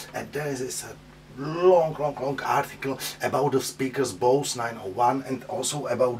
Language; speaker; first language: English; non-native, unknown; Czech